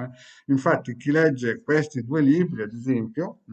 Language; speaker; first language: Italian; native; Italian